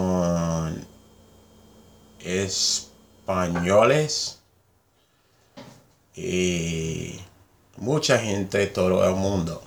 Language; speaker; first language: Spanish; non-native, learner; English